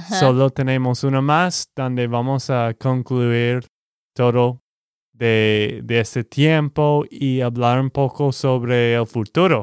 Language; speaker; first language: Spanish; non-native, learner; English